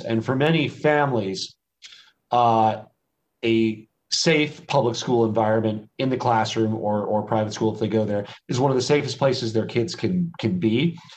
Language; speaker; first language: English; native; English